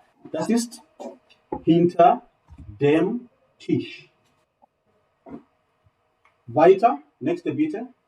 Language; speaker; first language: German; non-native, fluent; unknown